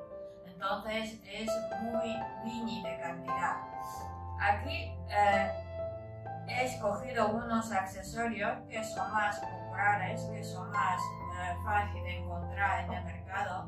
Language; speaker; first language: Spanish; non-native, learner; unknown